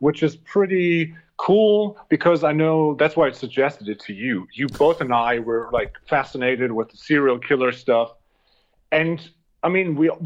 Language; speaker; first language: English; non-native, fluent; German